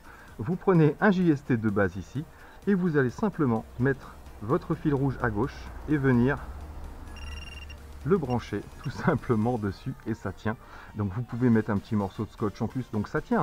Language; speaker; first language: French; native; French